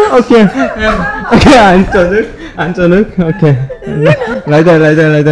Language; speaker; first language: Vietnamese; non-native, fluent; Korean